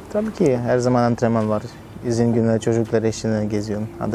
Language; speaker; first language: Turkish; non-native, learner; Portuguese